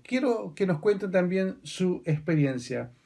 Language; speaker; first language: Spanish; native; Spanish